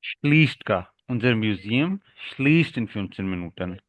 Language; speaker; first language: German; non-native, learner; Urdu